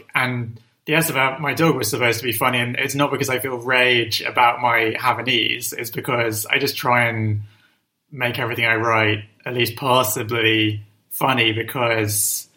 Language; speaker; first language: English; native; English